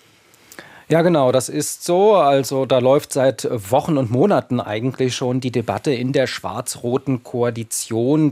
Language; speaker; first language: German; native; German